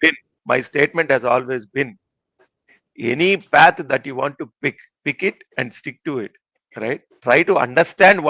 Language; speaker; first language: English; non-native, local second language; Telugu